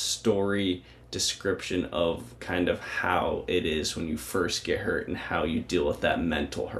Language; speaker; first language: English; native; English